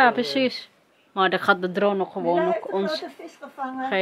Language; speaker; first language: Dutch; non-native, learner; Waray